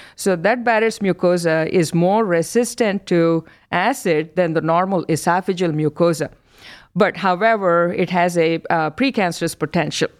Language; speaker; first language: English; non-native, local second language; Telugu